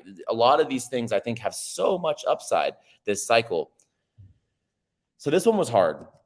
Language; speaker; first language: English; native; English